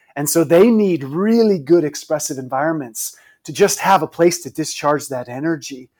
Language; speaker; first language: English; native; English